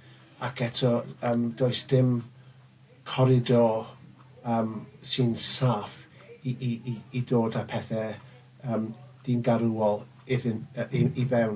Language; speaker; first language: Welsh; non-native, local second language; English